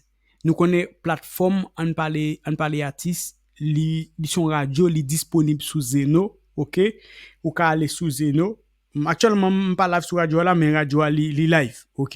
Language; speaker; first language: Haitian Creole; native; Haitian Creole